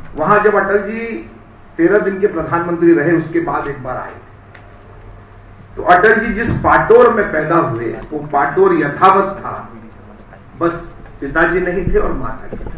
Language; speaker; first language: Hindi; native; Hindi